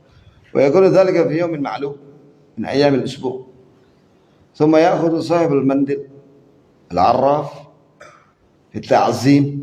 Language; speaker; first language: Arabic; non-native, fluent; Indonesian